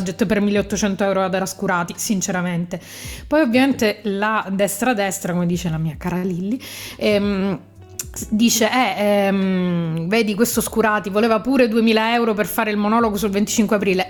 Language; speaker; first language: Italian; native; Italian